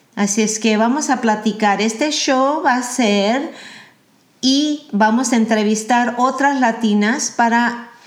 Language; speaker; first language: Spanish; early bilingual, heritage; Spanish